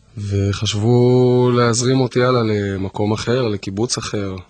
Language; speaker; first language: Hebrew; native; Hebrew